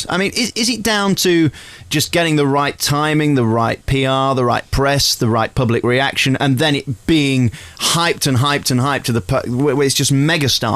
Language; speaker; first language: English; native; English